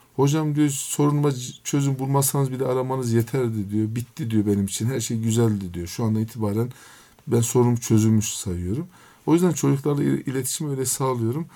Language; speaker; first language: Turkish; native; Turkish